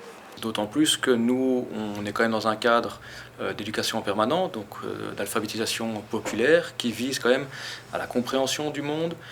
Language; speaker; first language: French; native; French